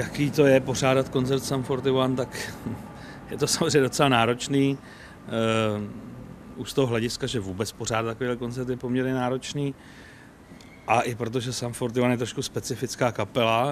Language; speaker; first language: Czech; native; Czech